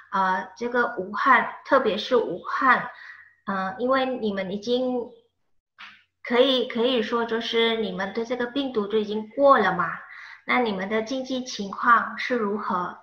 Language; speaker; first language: Chinese; non-native, fluent; Indonesian